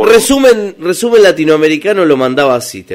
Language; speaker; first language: Spanish; native; Spanish